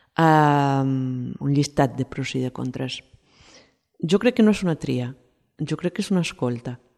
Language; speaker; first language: Catalan; non-native, fluent; Spanish